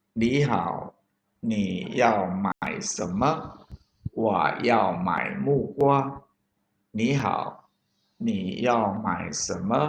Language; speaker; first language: Chinese; non-native, fluent; Thai